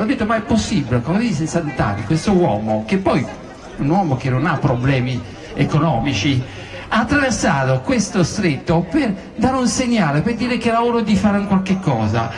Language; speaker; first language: Italian; non-native, fluent; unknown